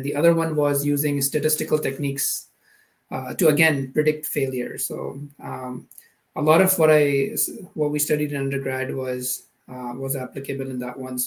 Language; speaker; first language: English; non-native, local second language; Urdu